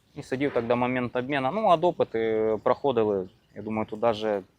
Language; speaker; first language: Ukrainian; native; Ukrainian